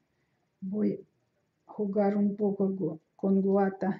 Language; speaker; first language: Spanish; non-native, learner; Russian